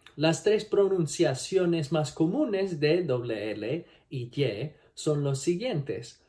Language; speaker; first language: Spanish; non-native, learner; English